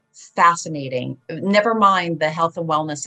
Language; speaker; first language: English; early bilingual, other home language; Polish